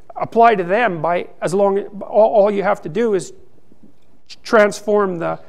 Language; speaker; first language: English; native; English